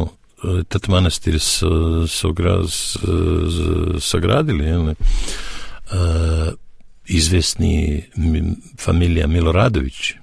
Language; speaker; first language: Russian; non-native, learner; Serbian